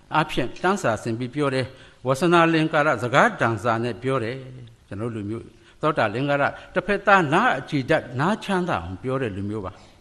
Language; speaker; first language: Burmese; native; Burmese